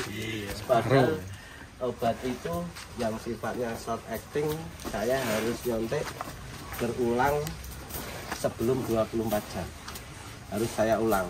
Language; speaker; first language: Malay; non-native, local second language; Javanese